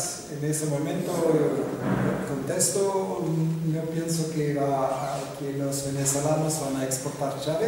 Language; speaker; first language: Spanish; non-native, fluent; French